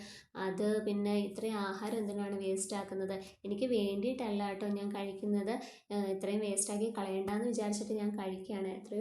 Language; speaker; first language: Malayalam; native; Malayalam